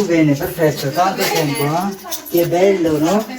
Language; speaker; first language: Italian; non-native, learner; Urdu